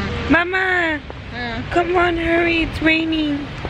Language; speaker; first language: English; early bilingual, other home language; Spanish